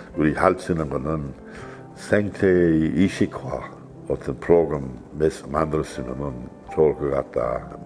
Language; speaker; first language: Korean; non-native, fluent; English